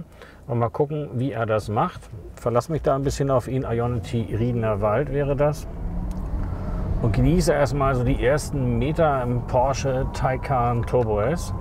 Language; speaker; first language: German; native; German